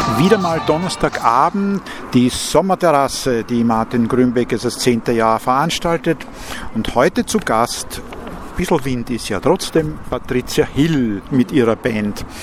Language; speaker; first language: German; native; German